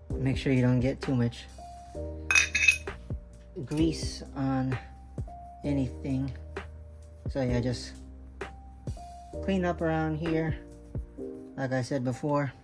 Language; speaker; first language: English; native; English